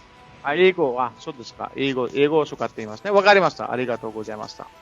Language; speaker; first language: Japanese; non-native, fluent; Hindi